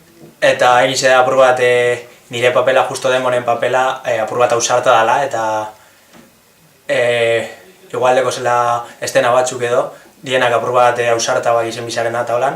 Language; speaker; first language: Basque; native; Basque